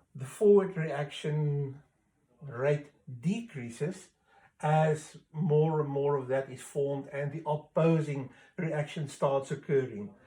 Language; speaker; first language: English; non-native, local second language; Afrikaans